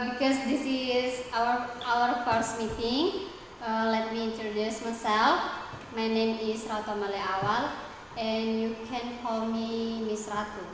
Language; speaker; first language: English; non-native, learner; Indonesian